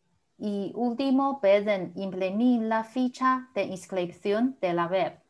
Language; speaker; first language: Spanish; non-native, fluent; Chinese